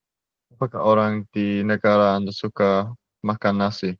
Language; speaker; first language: Indonesian; non-native, learner; English